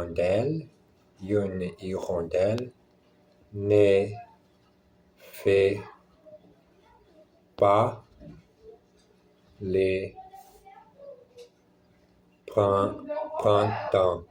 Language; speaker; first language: French; non-native, learner; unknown